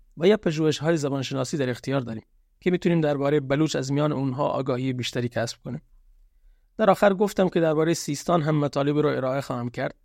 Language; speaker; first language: Persian; non-native, local second language; Baluchi